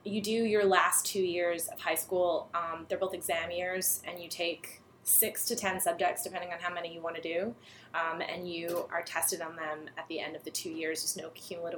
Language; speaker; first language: English; native; English